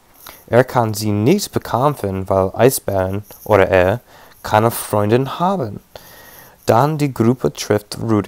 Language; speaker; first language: German; non-native, learner; English